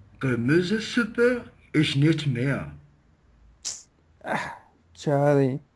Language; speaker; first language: German; non-native, learner; Spanish